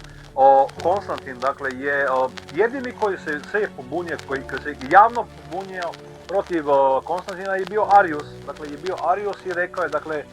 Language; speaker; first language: Croatian; native; Croatian